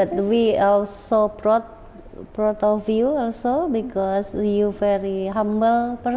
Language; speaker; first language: English; non-native, learner; Indonesian